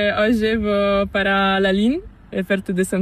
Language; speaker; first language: Spanish; non-native, learner; Italian